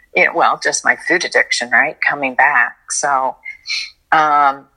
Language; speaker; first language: English; native; English